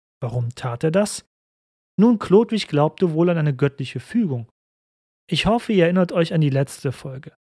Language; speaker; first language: German; native; German